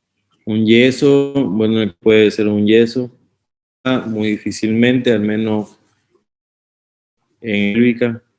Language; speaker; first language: Spanish; native; Spanish